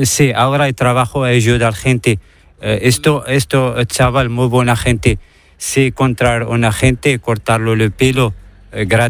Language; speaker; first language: Spanish; non-native, learner; Arabic